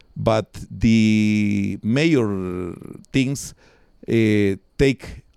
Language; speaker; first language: English; non-native, learner; Spanish